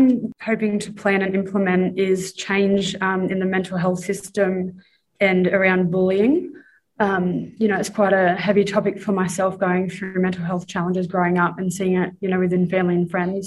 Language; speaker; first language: English; native; English